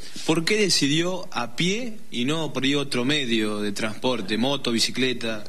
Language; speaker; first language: Spanish; native; Spanish